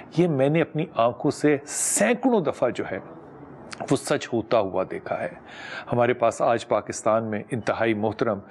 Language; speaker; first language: Urdu; native; Urdu